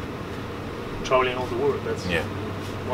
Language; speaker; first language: English; non-native, fluent; Italian